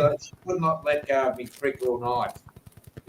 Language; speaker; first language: English; native; English